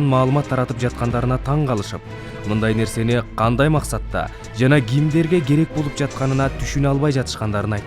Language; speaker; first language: Kyrgyz; native; Kyrgyz